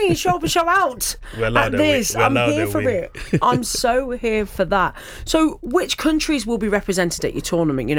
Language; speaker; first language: English; native; English